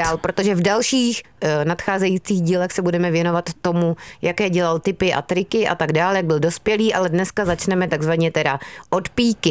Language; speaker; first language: Czech; native; Czech